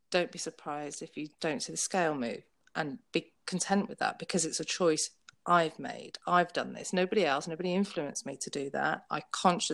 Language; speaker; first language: English; native; English